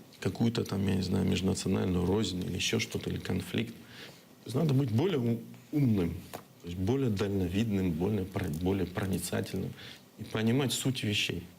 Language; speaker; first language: Russian; non-native, local second language; Crimean Tatar